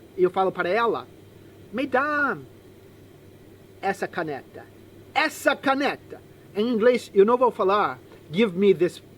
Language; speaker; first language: Portuguese; non-native, fluent; English